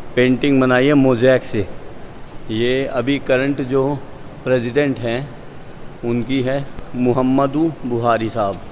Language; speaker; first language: Hindi; native; Hindi